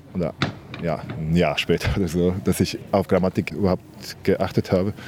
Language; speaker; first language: German; non-native, fluent; Polish